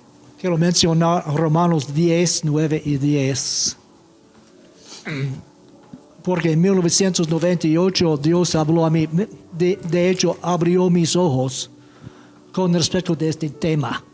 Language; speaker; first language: Spanish; non-native, fluent; English